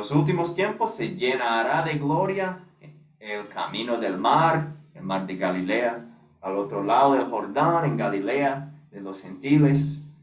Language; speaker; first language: Spanish; non-native, fluent; English